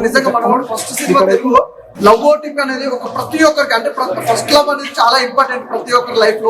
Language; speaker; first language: Telugu; native; Telugu